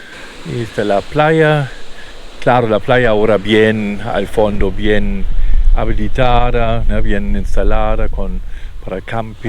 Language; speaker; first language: Spanish; non-native, fluent; German